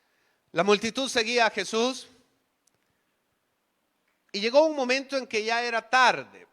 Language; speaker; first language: Spanish; native; Spanish